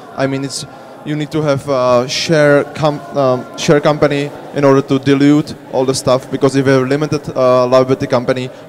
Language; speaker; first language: English; non-native, fluent; Czech